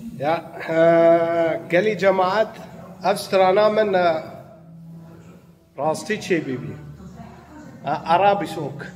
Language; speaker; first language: Dutch; non-native, learner; Arabic